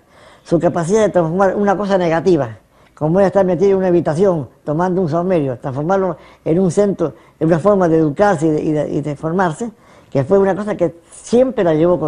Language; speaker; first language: Spanish; native; Spanish